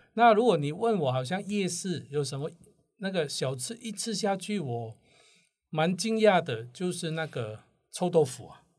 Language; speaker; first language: Chinese; non-native, local second language; Cantonese